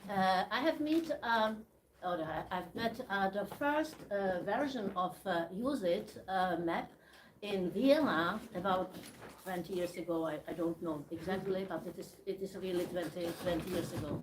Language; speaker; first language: English; non-native, learner; Czech